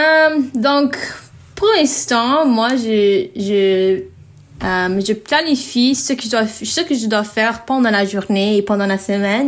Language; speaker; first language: French; non-native, learner; English